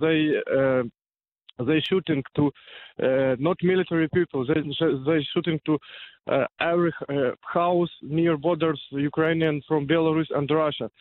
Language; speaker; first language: English; non-native, learner; Ukrainian